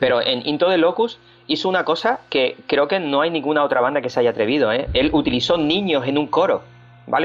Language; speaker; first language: Spanish; native; Spanish